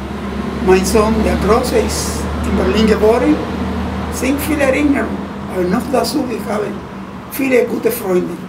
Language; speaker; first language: German; non-native, learner; Spanish